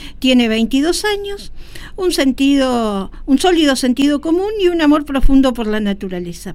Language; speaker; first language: Spanish; native; Spanish